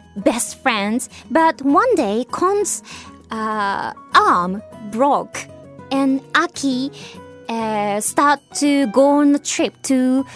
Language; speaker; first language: English; non-native, fluent; Japanese